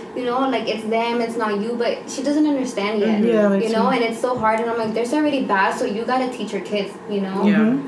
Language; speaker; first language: English; native; English